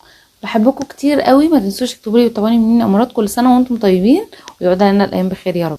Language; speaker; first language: Arabic; native; Arabic